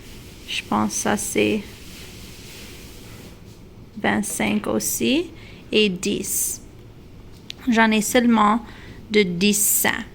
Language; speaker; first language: French; non-native, local second language; English